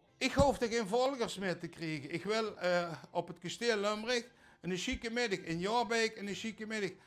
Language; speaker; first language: Dutch; native; Dutch